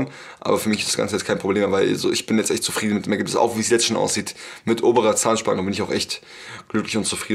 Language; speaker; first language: German; native; German